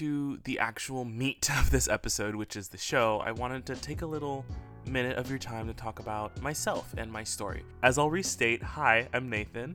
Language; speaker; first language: English; early bilingual, other home language; Portuguese